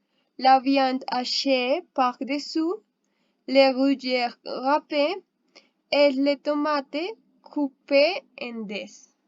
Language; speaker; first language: French; non-native, learner; Spanish